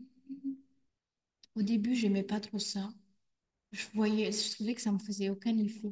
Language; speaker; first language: French; native; French